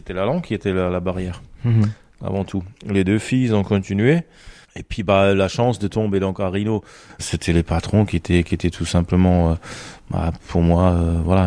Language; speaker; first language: French; non-native, fluent; German